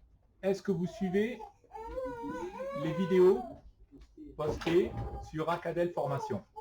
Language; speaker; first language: French; native; French